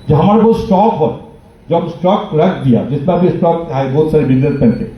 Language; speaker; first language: Hindi; non-native, local second language; Bangla